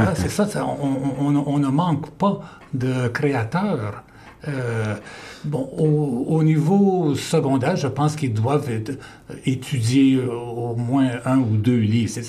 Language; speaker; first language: French; native; French